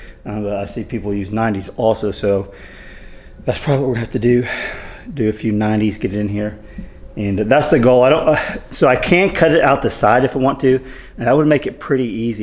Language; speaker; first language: English; native; English